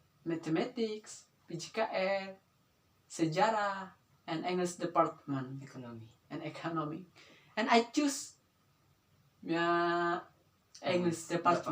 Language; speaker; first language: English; non-native, learner; Indonesian